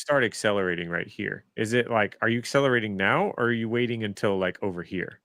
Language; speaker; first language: English; native; English